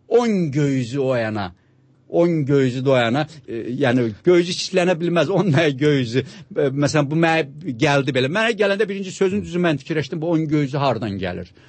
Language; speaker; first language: Azerbaijani; native; Azerbaijani